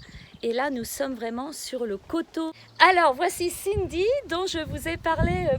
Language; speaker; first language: French; native; French